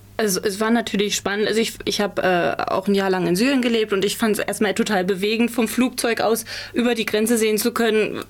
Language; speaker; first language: German; native; German